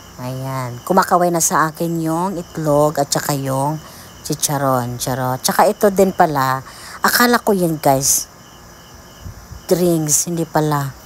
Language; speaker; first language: Filipino; non-native, local second language; Cebuano